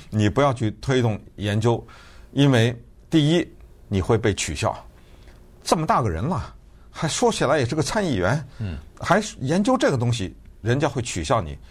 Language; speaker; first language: Chinese; native; Chinese